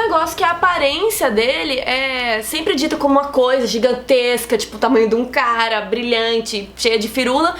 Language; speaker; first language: Portuguese; native; Portuguese